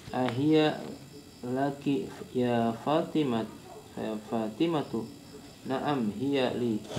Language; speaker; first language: Arabic; non-native, learner; Indonesian